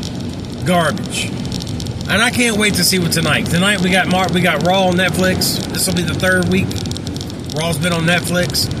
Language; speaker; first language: English; native; English